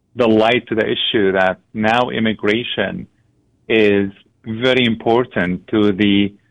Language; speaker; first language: English; non-native, fluent; Arabic